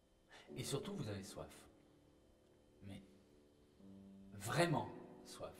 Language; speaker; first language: French; native; French